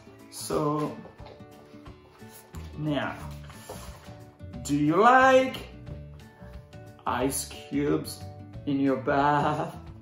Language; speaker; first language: English; non-native, fluent; French